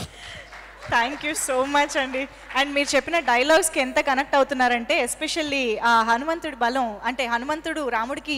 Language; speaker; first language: Telugu; native; Telugu